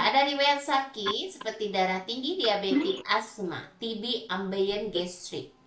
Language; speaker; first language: Indonesian; native; Indonesian